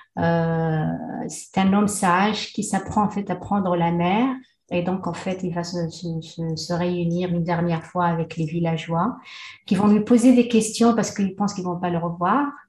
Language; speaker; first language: French; non-native, local second language; Arabic